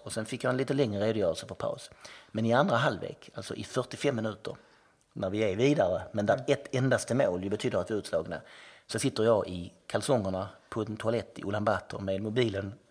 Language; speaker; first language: Swedish; native; Swedish